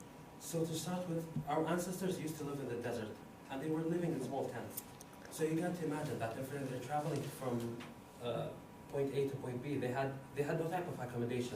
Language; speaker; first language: English; non-native, fluent; Arabic